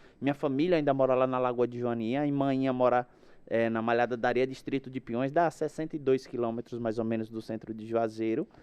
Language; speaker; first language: Portuguese; native; Portuguese